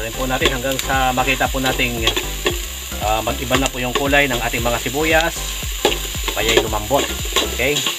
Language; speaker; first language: Filipino; non-native, local second language; Iloko